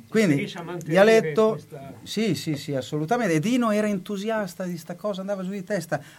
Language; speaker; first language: Italian; native; Italian